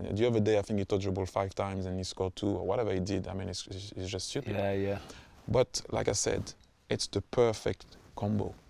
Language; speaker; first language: English; non-native, fluent; French